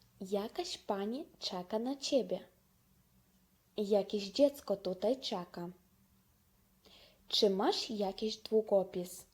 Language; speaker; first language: Polish; non-native, fluent; Ukrainian